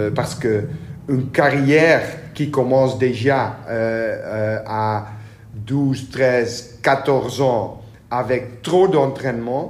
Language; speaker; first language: French; non-native, learner; Dutch